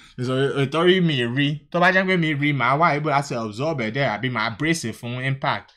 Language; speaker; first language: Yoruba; early bilingual, heritage; Yoruba